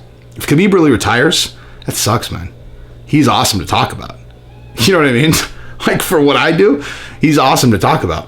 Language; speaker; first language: English; native; English